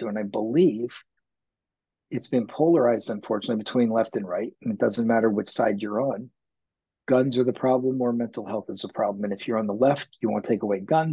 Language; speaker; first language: English; native; English